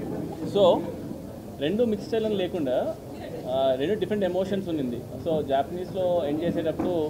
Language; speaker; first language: Telugu; native; Telugu